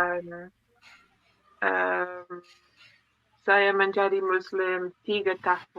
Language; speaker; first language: Indonesian; non-native, learner; English